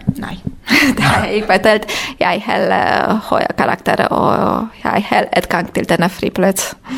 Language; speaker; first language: Danish; non-native, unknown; Romanian